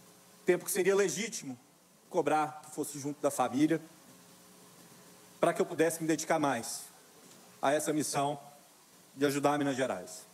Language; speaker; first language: Portuguese; native; Portuguese